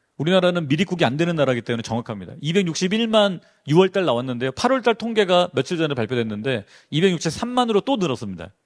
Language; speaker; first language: Korean; native; Korean